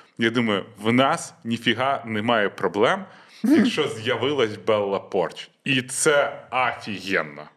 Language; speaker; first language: Ukrainian; native; Ukrainian